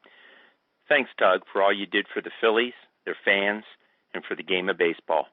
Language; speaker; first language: English; native; English